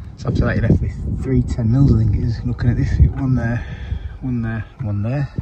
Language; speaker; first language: English; native; English